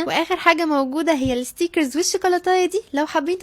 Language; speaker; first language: Arabic; native; Arabic